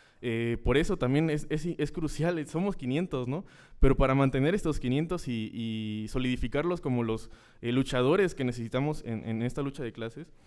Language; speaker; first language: Spanish; native; Spanish